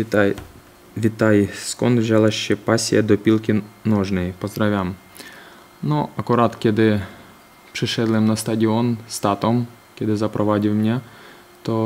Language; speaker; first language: Polish; non-native, fluent; Ukrainian